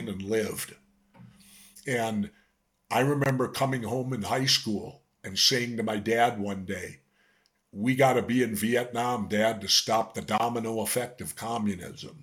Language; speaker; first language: English; native; English